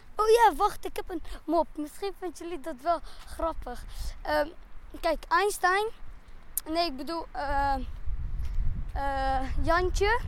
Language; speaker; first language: Dutch; early bilingual, other home language; Persian